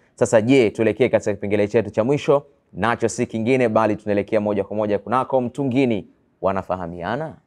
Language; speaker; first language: Swahili; native; Swahili